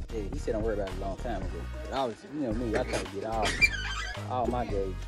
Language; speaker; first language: English; native; English